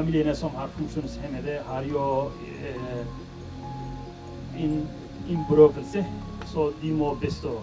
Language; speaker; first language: Swedish; non-native, learner; Arabic